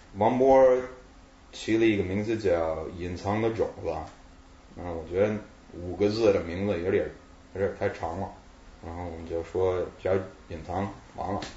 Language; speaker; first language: Chinese; non-native, fluent; English